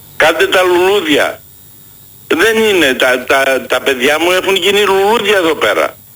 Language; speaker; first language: Greek; early bilingual, heritage; Greek